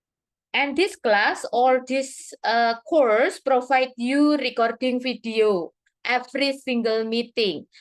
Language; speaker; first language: English; non-native, fluent; Indonesian